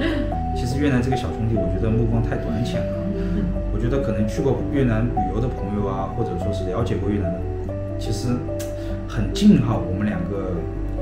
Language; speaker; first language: Chinese; native; Chinese